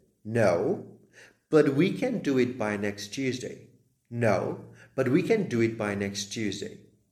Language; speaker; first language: English; non-native, fluent; Slovak